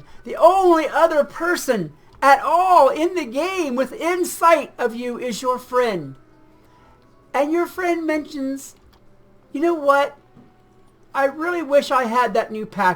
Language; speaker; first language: English; native; English